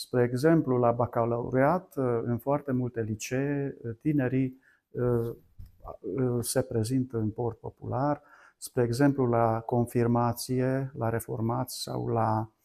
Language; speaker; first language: Romanian; non-native, local second language; Hungarian